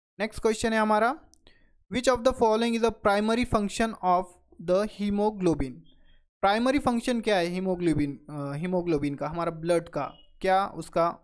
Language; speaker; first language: Hindi; non-native, local second language; Marathi